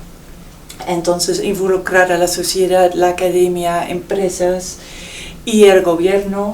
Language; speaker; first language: Spanish; non-native, fluent; Dutch